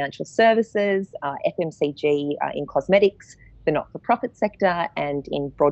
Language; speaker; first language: English; native; English